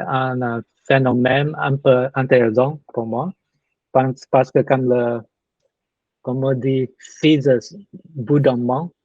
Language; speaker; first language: French; non-native, learner; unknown